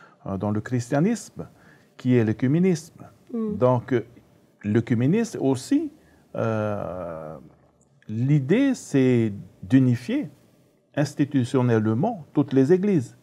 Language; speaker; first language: French; native; French